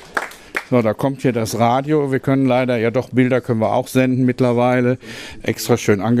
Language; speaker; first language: German; native; German